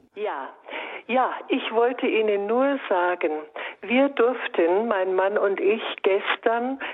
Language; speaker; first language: German; native; German